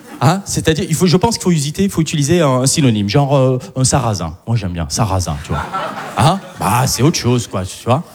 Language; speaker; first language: French; non-native, local second language; Arabic